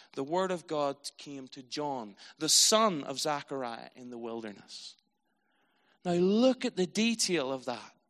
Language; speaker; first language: English; native; English